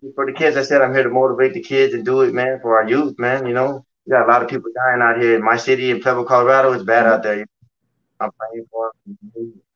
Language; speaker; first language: English; native; English